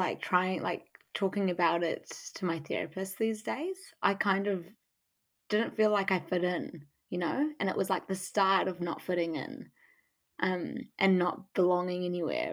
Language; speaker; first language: English; native; English